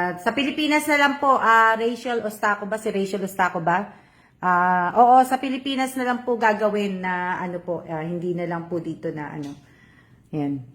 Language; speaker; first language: Filipino; native; Filipino